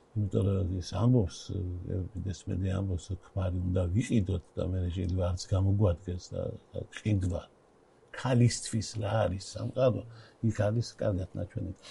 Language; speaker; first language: Georgian; native; Georgian